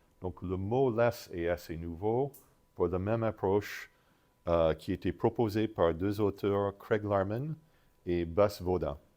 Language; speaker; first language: French; non-native, fluent; English